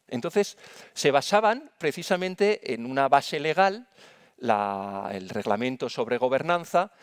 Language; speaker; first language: Spanish; native; Spanish